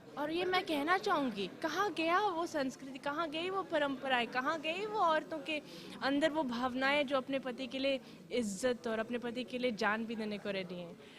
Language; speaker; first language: Hindi; early bilingual, heritage; Hindi